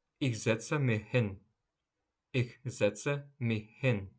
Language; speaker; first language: German; non-native, fluent; Ukrainian